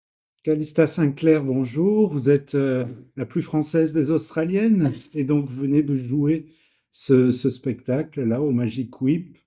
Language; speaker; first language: French; native; French